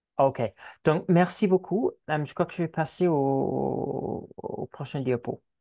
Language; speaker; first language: French; non-native, fluent; English